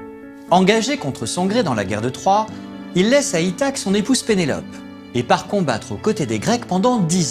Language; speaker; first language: French; native; French